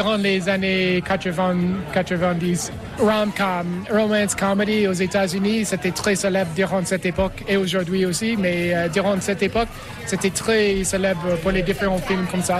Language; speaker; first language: French; non-native, learner; English